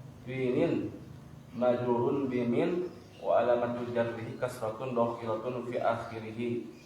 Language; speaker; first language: Arabic; non-native, learner; Indonesian